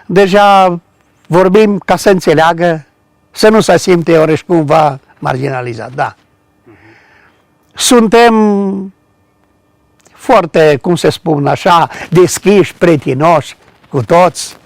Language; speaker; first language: Romanian; non-native, local second language; Ukrainian